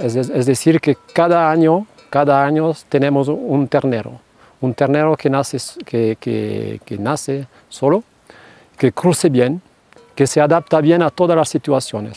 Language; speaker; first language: Spanish; non-native, fluent; French